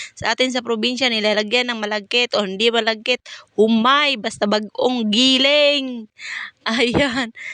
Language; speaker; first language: Filipino; non-native, local second language; Cebuano